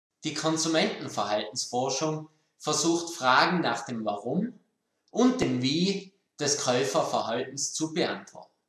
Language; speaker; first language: German; native; German